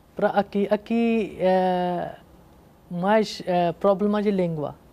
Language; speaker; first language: Portuguese; non-native, learner; Urdu